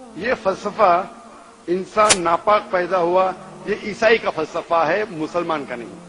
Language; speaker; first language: Urdu; non-native, local second language; Konkani